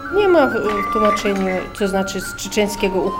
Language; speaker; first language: Polish; non-native, fluent; Chechen